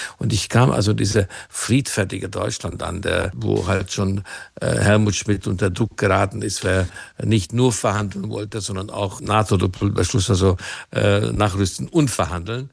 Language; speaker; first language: German; non-native, fluent; Hungarian